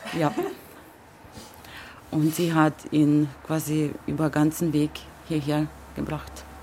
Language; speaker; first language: German; non-native, fluent; Ukrainian